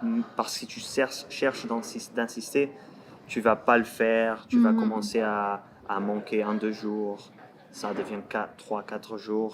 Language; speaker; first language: French; non-native, fluent; Portuguese